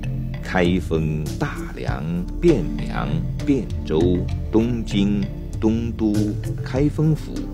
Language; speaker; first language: Chinese; native; Chinese